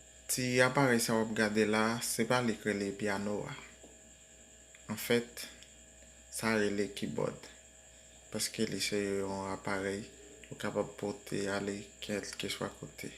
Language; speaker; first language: French; non-native, learner; Haitian Creole